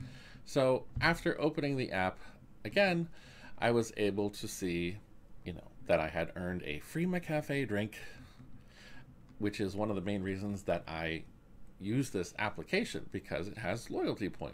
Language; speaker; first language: English; native; English